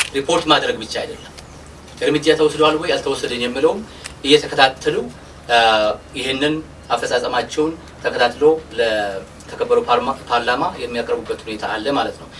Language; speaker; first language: Amharic; non-native, local second language; Oromo